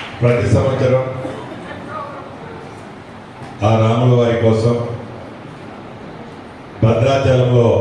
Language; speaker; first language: Telugu; native; Telugu